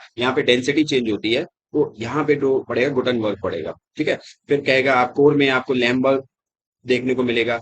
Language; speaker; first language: Hindi; native; Hindi